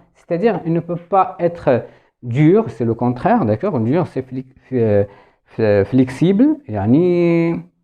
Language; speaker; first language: French; non-native, local second language; Arabic